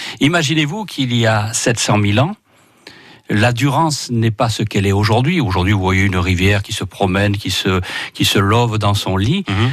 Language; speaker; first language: French; native; French